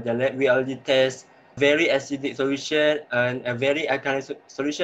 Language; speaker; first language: English; non-native, local second language; Malay